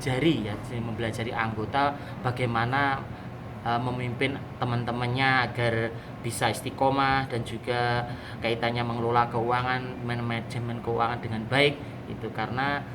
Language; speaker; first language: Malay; non-native, local second language; Javanese